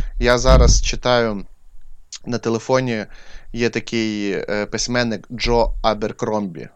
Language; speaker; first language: Ukrainian; non-native, local second language; Russian